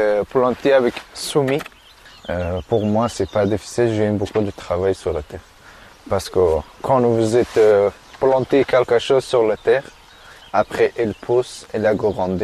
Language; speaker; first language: French; non-native, learner; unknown